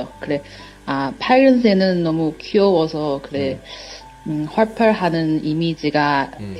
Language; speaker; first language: Korean; non-native, learner; Chinese